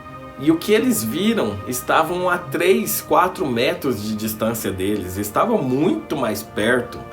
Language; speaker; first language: Portuguese; native; Portuguese